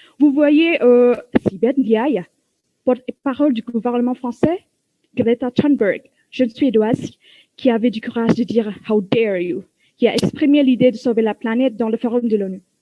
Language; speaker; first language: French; non-native, fluent; Indonesian